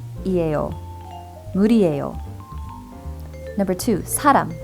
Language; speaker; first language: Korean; non-native, fluent; English